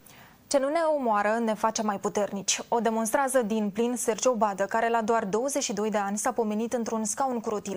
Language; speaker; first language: Romanian; native; Romanian